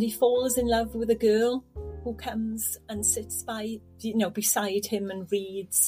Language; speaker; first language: English; native; English